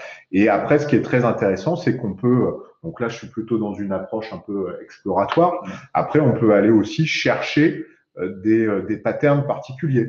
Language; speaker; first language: French; native; French